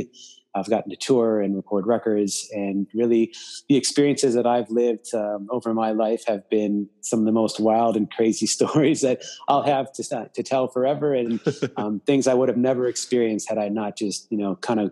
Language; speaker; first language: English; native; English